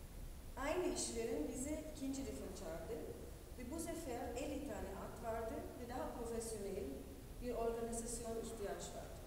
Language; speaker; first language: Turkish; non-native, fluent; German